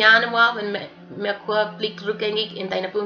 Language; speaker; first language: German; non-native, fluent; English